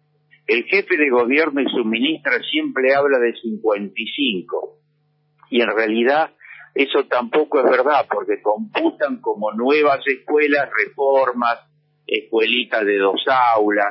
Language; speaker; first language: Spanish; native; Spanish